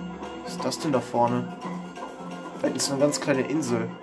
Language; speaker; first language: German; native; German